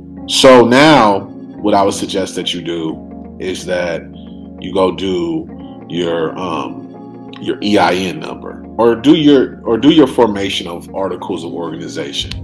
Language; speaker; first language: English; native; English